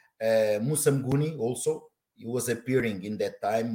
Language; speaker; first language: English; non-native, learner; Portuguese